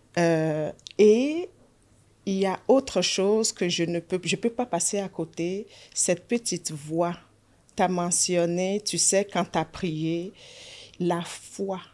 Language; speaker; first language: French; native; French